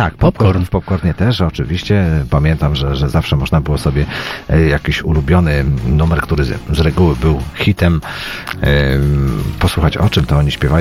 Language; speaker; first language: Polish; native; Polish